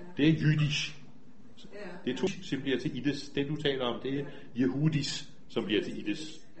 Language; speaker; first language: Danish; native; Danish